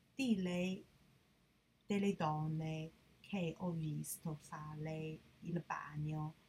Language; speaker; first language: Italian; non-native, learner; Chinese